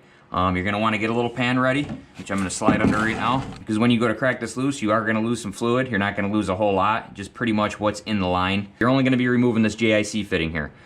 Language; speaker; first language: English; native; English